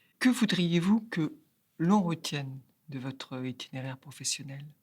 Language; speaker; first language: French; native; French